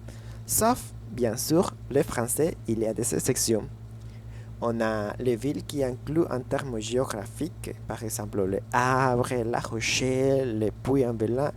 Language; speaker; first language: French; non-native, fluent; Spanish